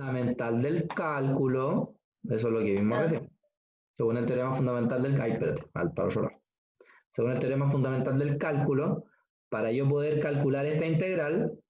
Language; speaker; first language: Spanish; native; Spanish